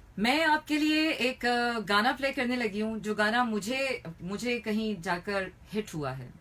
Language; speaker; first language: Urdu; native; Urdu